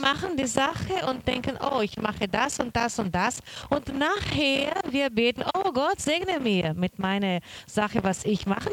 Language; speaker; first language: German; non-native, learner; Portuguese